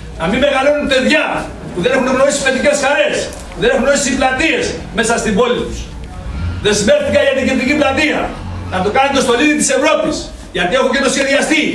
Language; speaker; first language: Greek; early bilingual, heritage; Greek